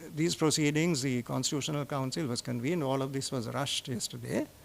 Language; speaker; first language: English; non-native, local second language; Sinhala